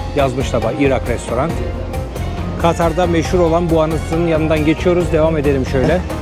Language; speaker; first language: Turkish; native; Turkish